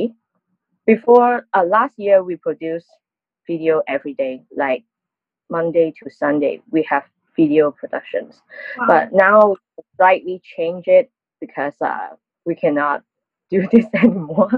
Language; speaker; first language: English; non-native, local second language; Cantonese